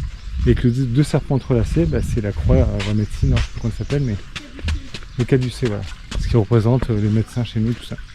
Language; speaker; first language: French; native; French